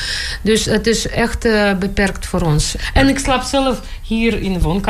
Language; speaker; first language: Dutch; non-native, learner; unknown